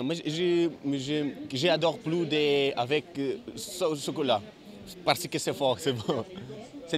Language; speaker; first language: French; non-native, learner; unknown